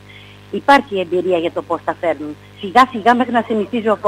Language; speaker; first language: Greek; native; Greek